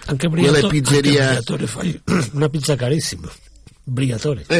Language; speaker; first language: Italian; non-native, fluent; Catalan